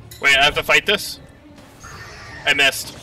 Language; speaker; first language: English; native; English